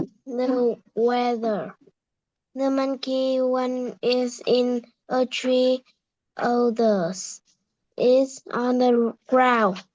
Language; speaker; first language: English; non-native, learner; Vietnamese